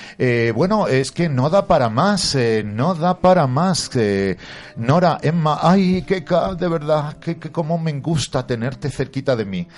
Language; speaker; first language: Spanish; native; Spanish